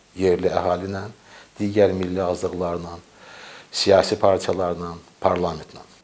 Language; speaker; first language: Azerbaijani; native; Azerbaijani